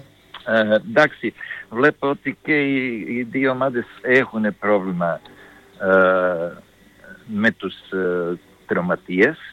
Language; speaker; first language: Greek; non-native, fluent; Serbian